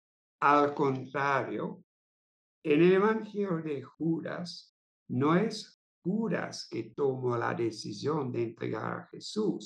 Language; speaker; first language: Spanish; non-native, fluent; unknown